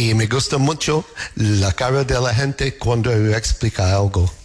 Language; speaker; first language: Spanish; non-native, fluent; English